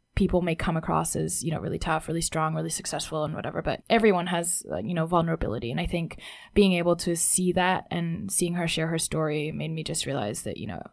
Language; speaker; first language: English; native; English